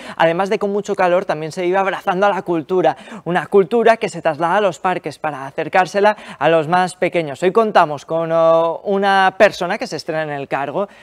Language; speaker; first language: Spanish; native; Spanish